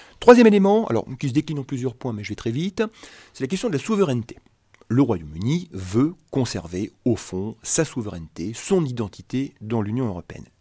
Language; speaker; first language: French; native; French